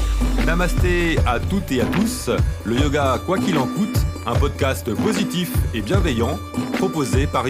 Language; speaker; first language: French; native; French